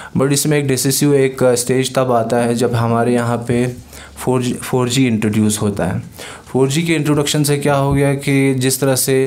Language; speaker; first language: Hindi; non-native, local second language; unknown